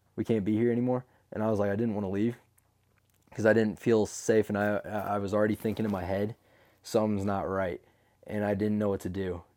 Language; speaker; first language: English; native; English